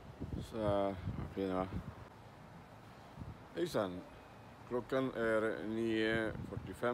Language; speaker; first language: Swedish; non-native, learner; Spanish